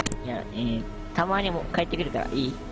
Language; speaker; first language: Japanese; native; Japanese